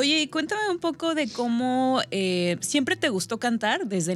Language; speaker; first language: Spanish; native; Spanish